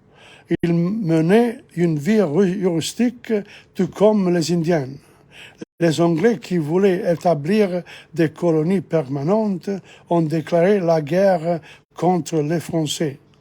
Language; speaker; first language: French; non-native, fluent; English